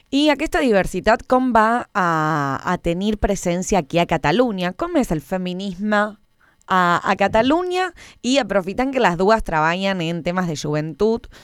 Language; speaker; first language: Catalan; non-native, fluent; Spanish